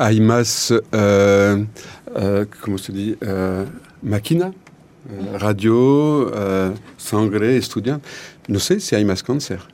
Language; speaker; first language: Spanish; non-native, learner; French